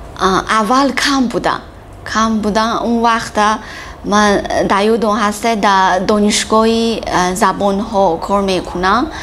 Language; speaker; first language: Tajik; non-native, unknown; Chinese